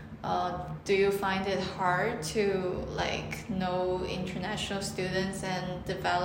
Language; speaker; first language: English; non-native, fluent; Chinese